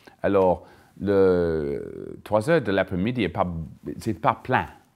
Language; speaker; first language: French; non-native, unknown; English